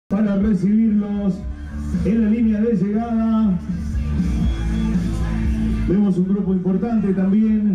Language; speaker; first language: Spanish; native; Spanish